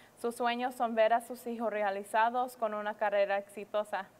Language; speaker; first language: Spanish; early bilingual, heritage; Spanish